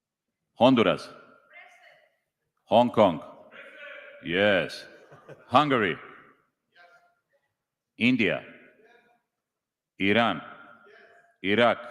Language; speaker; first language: English; non-native, fluent; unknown